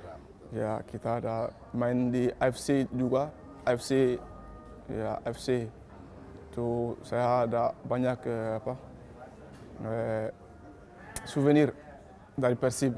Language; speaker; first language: Indonesian; non-native, learner; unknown